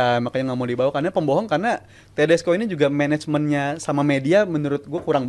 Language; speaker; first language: Indonesian; native; Indonesian